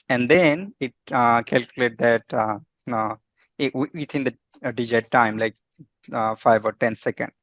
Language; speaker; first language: English; non-native, fluent; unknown